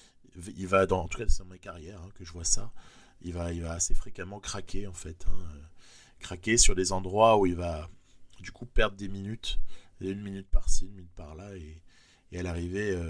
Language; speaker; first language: French; native; French